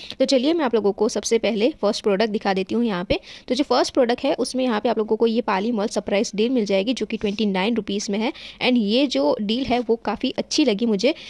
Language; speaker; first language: Hindi; native; Hindi